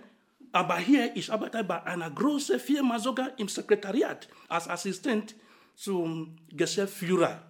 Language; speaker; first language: German; non-native, fluent; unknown